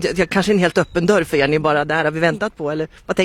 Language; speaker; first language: Swedish; native; Swedish